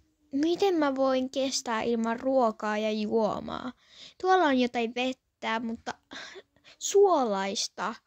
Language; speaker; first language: Finnish; early bilingual, other home language; Polish